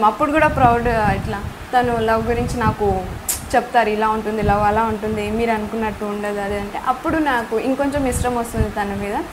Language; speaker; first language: Telugu; non-native, fluent; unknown